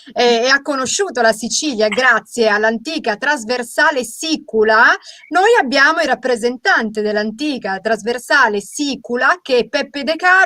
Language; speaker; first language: Italian; native; Italian